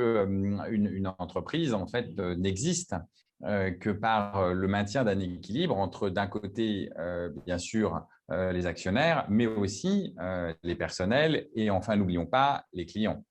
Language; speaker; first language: French; native; French